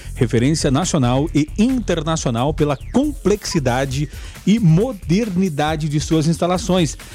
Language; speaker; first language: Portuguese; native; Portuguese